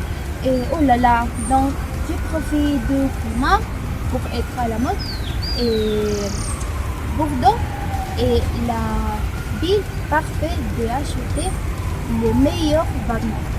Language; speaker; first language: French; non-native, learner; Spanish